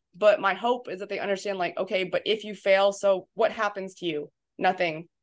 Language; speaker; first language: English; native; English